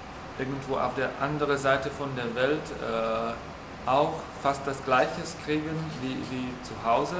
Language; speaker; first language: German; non-native, fluent; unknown